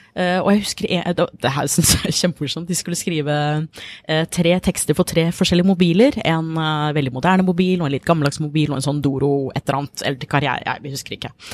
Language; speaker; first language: Norwegian; non-native, fluent; English